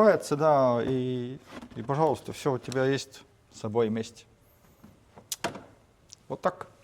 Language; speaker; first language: Russian; non-native, fluent; Estonian